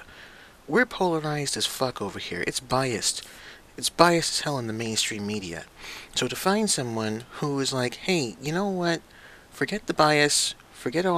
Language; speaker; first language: English; native; English